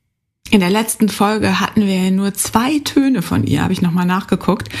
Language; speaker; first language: German; native; German